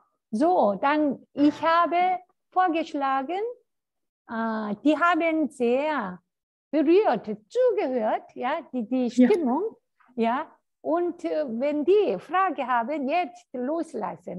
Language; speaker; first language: German; non-native, fluent; Korean